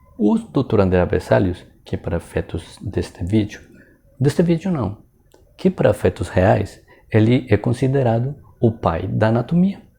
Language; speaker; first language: Portuguese; non-native, fluent; Spanish